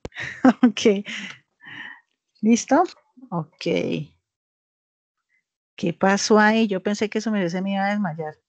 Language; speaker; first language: Spanish; native; Spanish